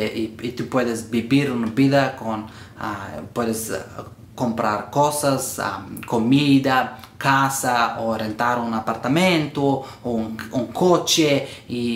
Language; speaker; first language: Spanish; non-native, learner; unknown